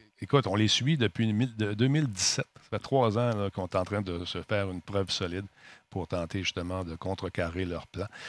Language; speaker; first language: French; native; French